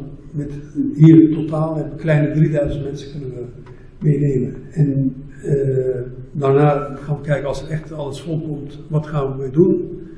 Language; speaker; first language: Dutch; non-native, local second language; Papiamento